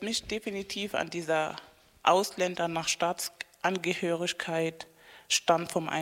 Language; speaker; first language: German; non-native, fluent; Spanish